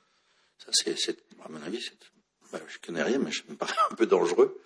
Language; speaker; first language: French; native; French